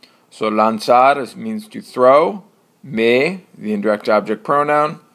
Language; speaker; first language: English; native; English